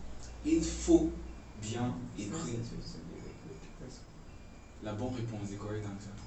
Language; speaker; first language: French; non-native, fluent; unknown